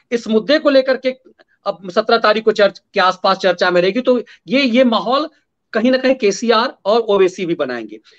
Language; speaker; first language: Hindi; native; Hindi